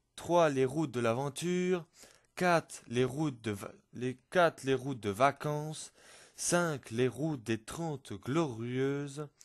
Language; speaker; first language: French; native; French